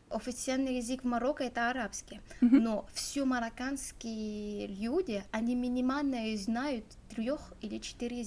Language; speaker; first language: Russian; non-native, learner; Arabic